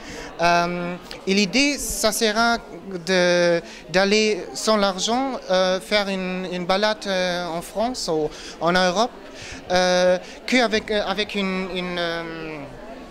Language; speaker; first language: French; non-native, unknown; German